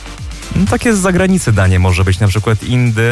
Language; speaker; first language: Polish; native; Polish